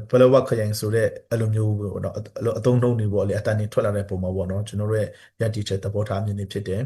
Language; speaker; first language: Burmese; non-native, local second language; Hakha Chin